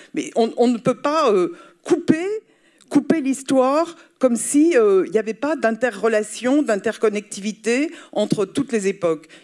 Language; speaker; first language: French; native; French